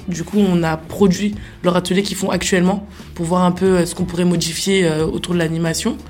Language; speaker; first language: French; native; French